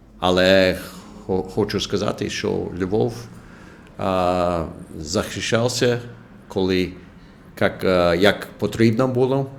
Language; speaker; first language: Ukrainian; non-native, local second language; Russian